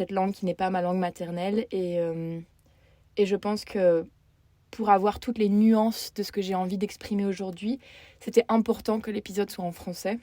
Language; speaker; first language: French; native; French